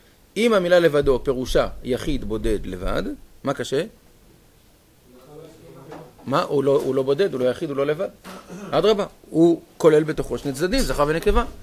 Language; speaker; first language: Hebrew; native; Hebrew